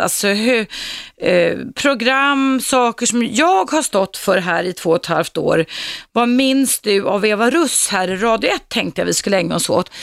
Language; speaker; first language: Swedish; native; Swedish